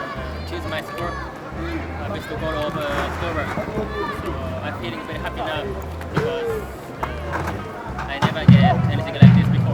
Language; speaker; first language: English; non-native, learner; Indonesian